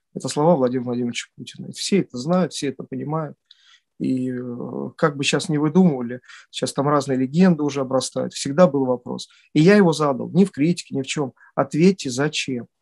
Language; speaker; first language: Russian; native; Russian